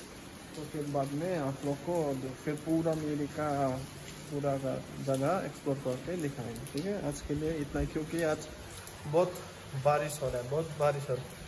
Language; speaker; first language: Hindi; non-native, local second language; Nepali